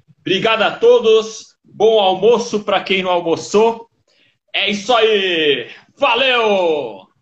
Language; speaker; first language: Portuguese; native; Portuguese